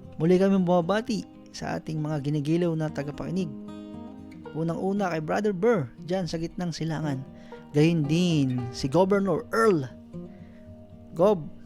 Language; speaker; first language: Filipino; native; Filipino